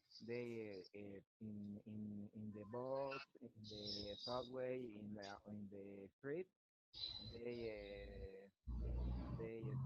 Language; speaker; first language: English; non-native, learner; Spanish